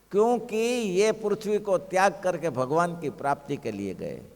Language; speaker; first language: Hindi; non-native, local second language; Gujarati